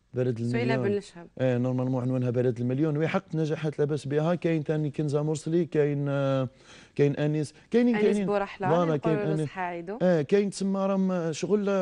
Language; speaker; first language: Arabic; native; Arabic